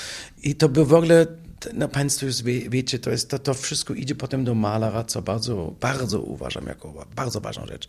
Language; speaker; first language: Polish; non-native, fluent; German